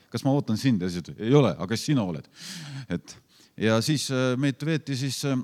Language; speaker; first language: Estonian; non-native, fluent; Lithuanian